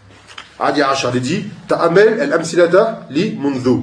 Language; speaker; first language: Arabic; non-native, fluent; French